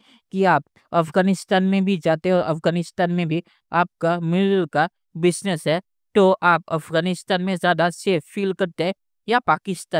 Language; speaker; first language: Hindi; native; Hindi